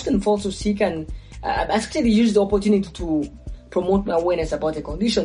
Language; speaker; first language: English; non-native, local second language; Ganda